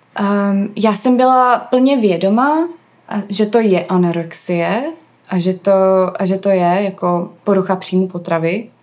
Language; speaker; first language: Czech; early bilingual, other home language; English